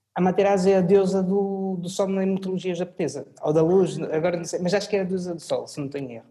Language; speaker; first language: Portuguese; early bilingual, other home language; French